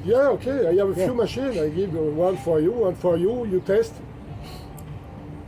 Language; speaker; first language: English; non-native, learner; French